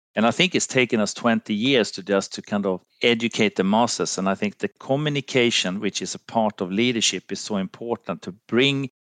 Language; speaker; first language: English; non-native, fluent; Finnish